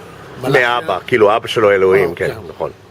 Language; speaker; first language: Hebrew; non-native, fluent; English